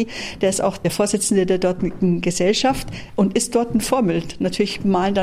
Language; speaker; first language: German; native; German